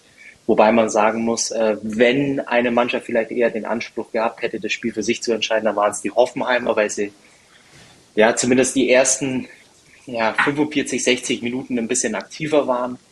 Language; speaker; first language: German; native; German